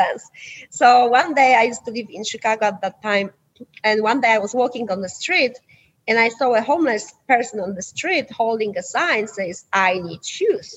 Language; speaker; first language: English; non-native, fluent; Polish